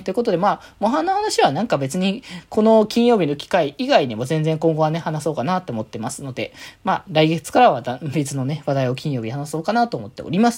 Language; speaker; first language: Japanese; native; Japanese